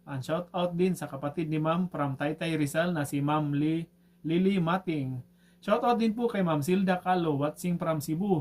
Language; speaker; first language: Filipino; non-native, local second language; Cebuano